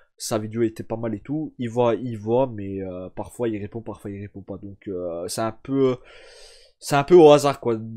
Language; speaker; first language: French; early bilingual, other home language; Turkish